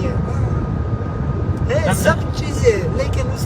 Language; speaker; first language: Hindi; non-native, learner; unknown